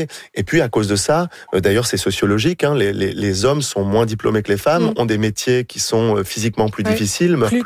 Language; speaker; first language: French; native; French